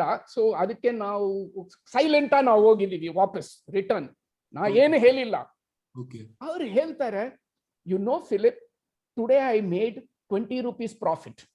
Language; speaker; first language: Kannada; non-native, local second language; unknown